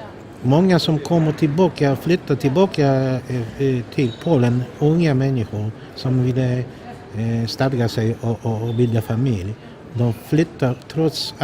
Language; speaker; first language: Swedish; non-native, fluent; Polish